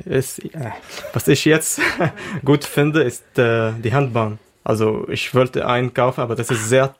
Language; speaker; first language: German; non-native, learner; Arabic